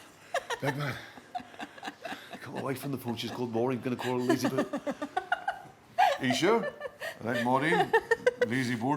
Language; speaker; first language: English; early bilingual, other home language; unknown